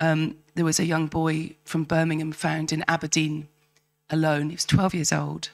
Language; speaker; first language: English; native; English